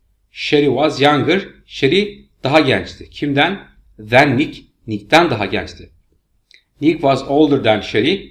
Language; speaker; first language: English; non-native, fluent; Turkish